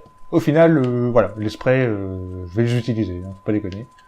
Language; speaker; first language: French; native; French